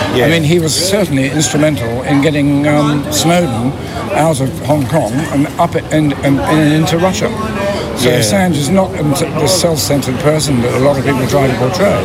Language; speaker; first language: English; native; English